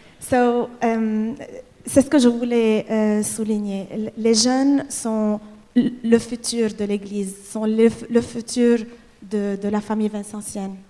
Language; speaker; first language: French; non-native, fluent; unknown